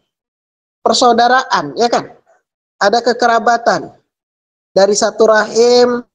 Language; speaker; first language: Indonesian; native; Indonesian